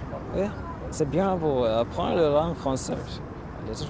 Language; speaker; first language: French; non-native, learner; Swahili